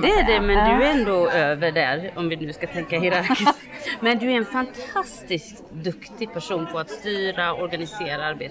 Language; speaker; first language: Swedish; native; Swedish